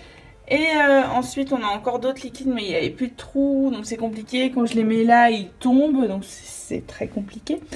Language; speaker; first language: French; native; French